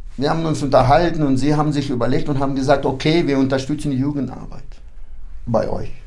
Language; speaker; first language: German; early bilingual, heritage; German